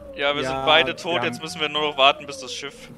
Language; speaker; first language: German; native; German